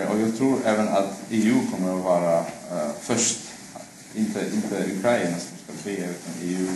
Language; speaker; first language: Swedish; non-native, fluent; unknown